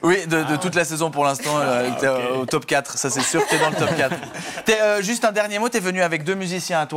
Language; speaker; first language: French; native; French